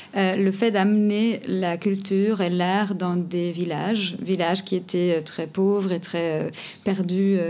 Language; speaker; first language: French; non-native, fluent; Portuguese